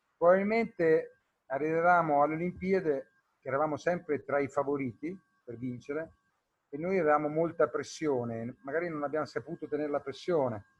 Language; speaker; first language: Italian; native; Italian